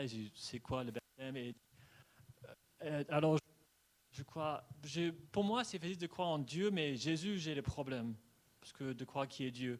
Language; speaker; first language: French; non-native, fluent; English